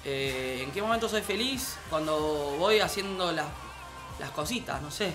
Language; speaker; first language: Spanish; native; Spanish